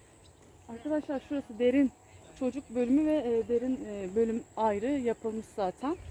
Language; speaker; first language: Turkish; native; Turkish